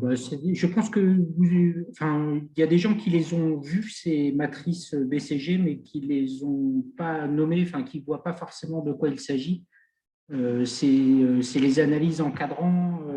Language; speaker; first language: French; native; French